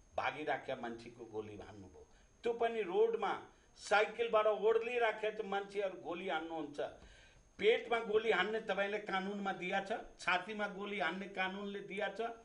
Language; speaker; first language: Nepali; non-native, local second language; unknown